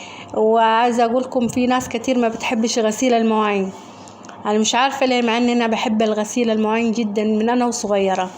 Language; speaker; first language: Arabic; native; Arabic